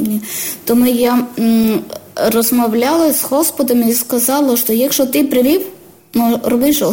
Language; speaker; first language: Ukrainian; non-native, learner; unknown